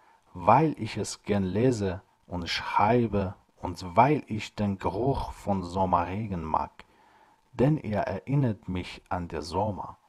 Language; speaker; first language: German; non-native, fluent; Persian